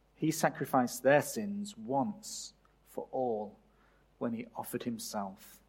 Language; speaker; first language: English; native; English